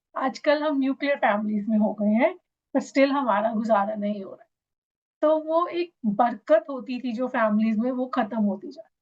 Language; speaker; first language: Hindi; native; Hindi